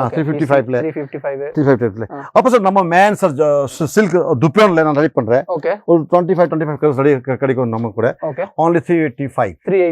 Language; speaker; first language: Tamil; non-native, local second language; Kannada